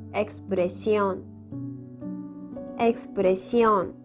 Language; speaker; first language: Spanish; non-native, fluent; Korean